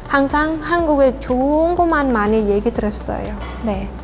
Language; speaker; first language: Korean; non-native, learner; Khmer